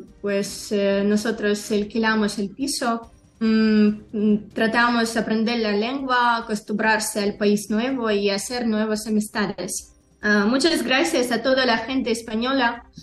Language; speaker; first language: Spanish; non-native, learner; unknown